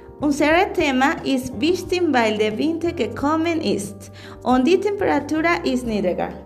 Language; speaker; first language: German; non-native, learner; Spanish